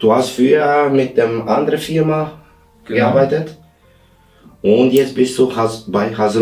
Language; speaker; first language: German; non-native, learner; Albanian